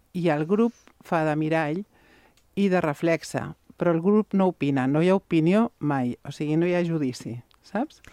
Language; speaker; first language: Catalan; non-native, local second language; Spanish